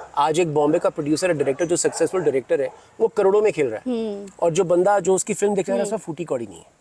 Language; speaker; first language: Hindi; non-native, local second language; Bangla